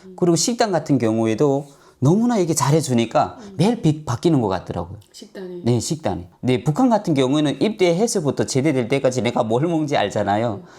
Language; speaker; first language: Korean; native; Korean